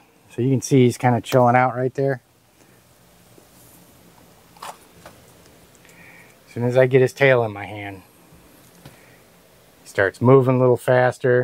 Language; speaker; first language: English; native; English